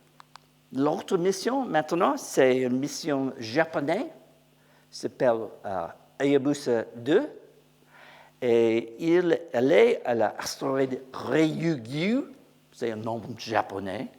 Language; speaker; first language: French; non-native, learner; English